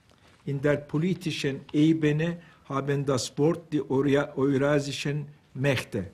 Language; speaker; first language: German; non-native, fluent; Turkish